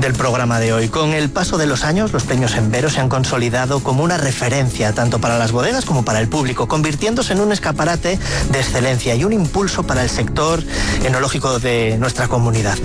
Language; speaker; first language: Spanish; native; Spanish